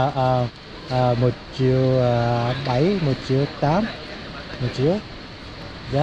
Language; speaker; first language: Vietnamese; non-native, learner; English